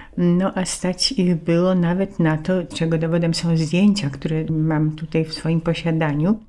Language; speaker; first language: Polish; native; Polish